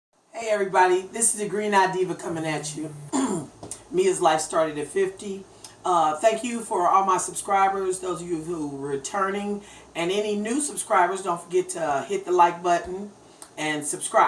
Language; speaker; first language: English; native; English